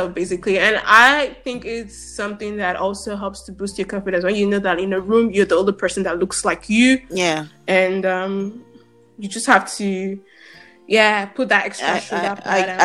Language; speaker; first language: English; non-native, local second language; Yoruba